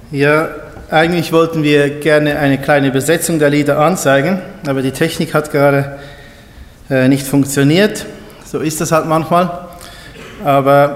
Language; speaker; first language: German; native; German